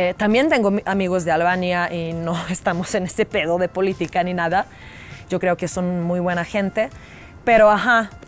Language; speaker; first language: Spanish; non-native, fluent; Serbian